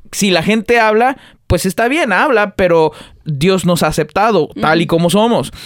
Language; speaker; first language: Spanish; early bilingual, heritage; Spanish